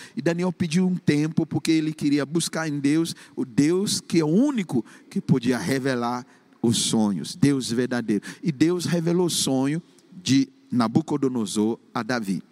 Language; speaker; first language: Portuguese; non-native, fluent; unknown